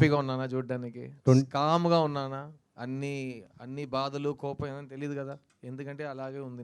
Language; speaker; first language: Telugu; non-native, local second language; Tamil